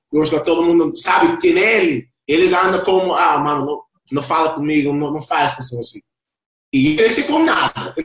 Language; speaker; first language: Portuguese; non-native, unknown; Spanish